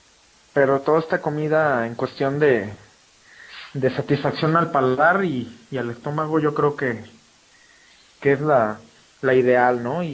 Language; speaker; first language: Spanish; native; Spanish